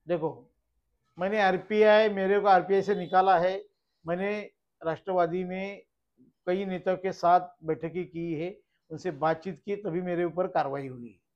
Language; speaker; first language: Hindi; non-native, local second language; Marathi